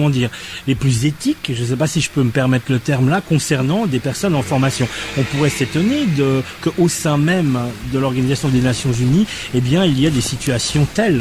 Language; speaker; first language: French; native; French